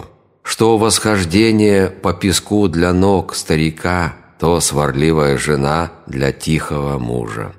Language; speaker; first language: Russian; native; Russian